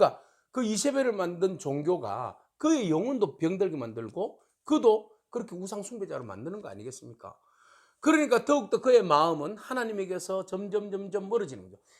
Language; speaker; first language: Korean; native; Korean